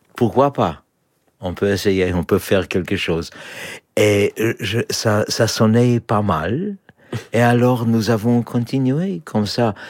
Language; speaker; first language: French; non-native, fluent; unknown